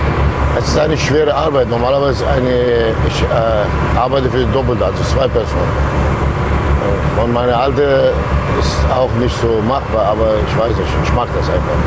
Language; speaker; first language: German; non-native, local second language; Turkish